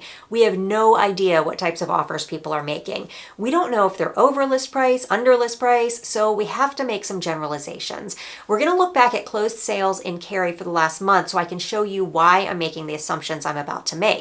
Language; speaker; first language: English; native; English